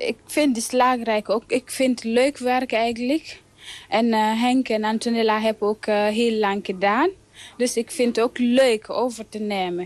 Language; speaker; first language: Dutch; non-native, learner; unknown